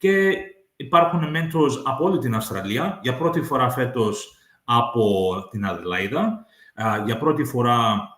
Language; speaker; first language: Greek; early bilingual, heritage; English